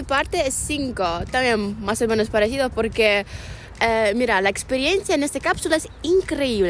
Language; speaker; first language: Spanish; non-native, learner; Ukrainian